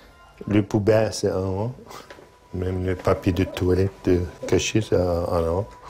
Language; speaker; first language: French; non-native, learner; Turkish